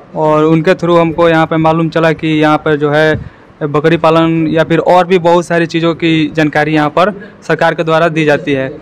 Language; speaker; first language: Hindi; native; Hindi